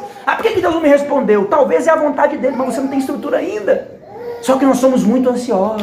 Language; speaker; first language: Portuguese; non-native, learner; Haitian Creole